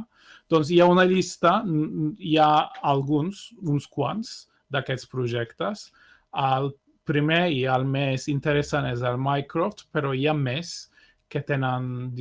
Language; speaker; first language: Catalan; non-native, fluent; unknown